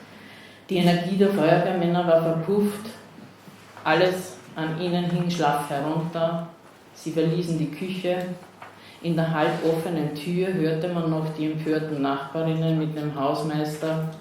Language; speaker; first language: German; native; German